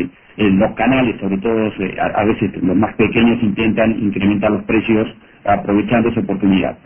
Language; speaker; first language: Spanish; native; Spanish